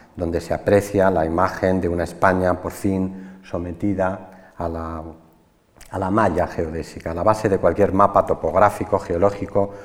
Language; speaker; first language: Spanish; native; Spanish